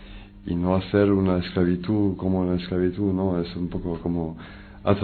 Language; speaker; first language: Spanish; non-native, fluent; French